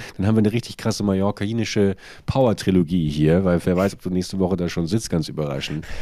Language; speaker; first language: German; native; German